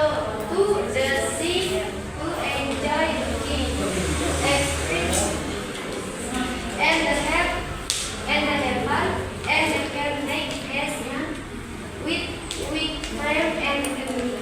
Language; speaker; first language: English; non-native, learner; Indonesian